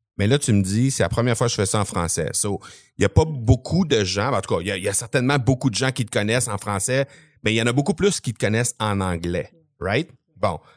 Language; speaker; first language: French; native; French